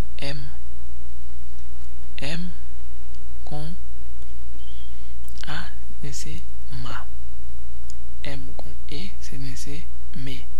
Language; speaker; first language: Spanish; non-native, fluent; Haitian Creole